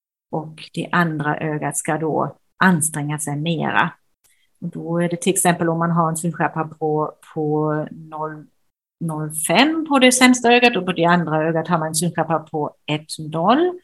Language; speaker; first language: Swedish; non-native, fluent; German